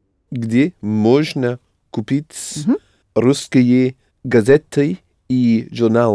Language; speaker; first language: Russian; non-native, learner; English